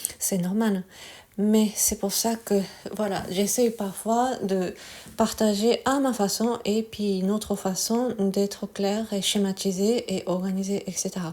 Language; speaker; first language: French; non-native, fluent; Japanese